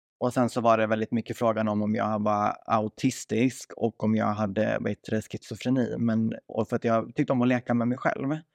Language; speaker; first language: Swedish; native; Swedish